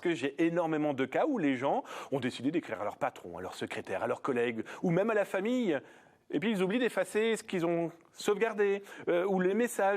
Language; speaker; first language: French; native; French